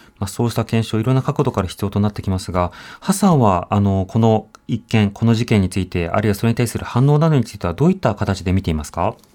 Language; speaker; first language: Japanese; native; Japanese